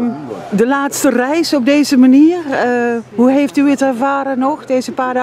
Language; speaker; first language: Dutch; native; Dutch